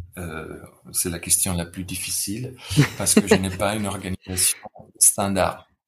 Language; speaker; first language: French; non-native, fluent; Italian